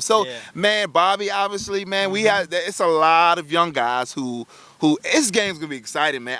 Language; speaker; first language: English; native; English